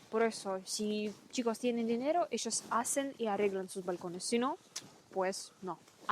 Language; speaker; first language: Spanish; non-native, learner; Russian